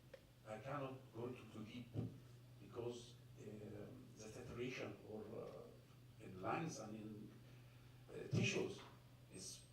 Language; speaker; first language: English; non-native, fluent; Arabic